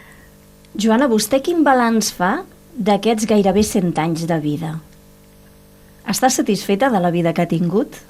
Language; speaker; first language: Catalan; native; Catalan